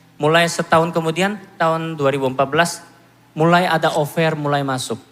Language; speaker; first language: Indonesian; non-native, fluent; Korean